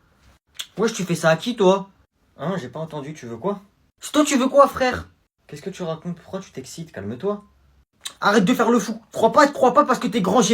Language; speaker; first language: French; native; French